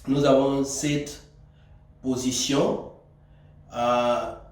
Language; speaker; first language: French; non-native, local second language; Swahili